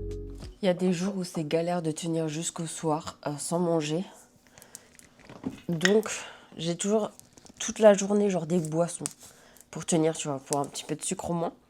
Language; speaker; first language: French; native; French